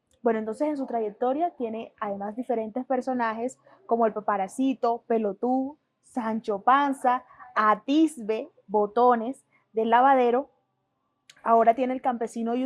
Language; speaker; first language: Spanish; native; Spanish